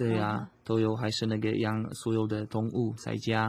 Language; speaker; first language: Chinese; non-native, fluent; Slovak